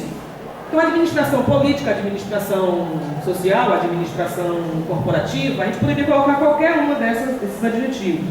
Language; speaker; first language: Portuguese; native; Portuguese